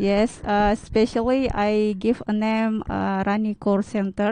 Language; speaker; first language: English; non-native, learner; Indonesian